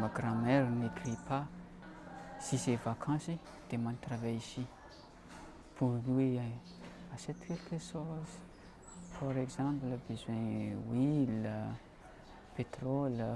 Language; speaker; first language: French; non-native, local second language; Malagasy